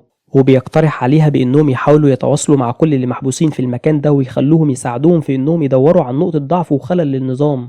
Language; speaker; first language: Arabic; native; Arabic